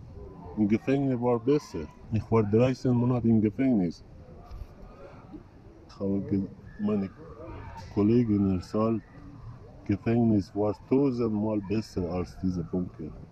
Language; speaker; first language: German; non-native, learner; Persian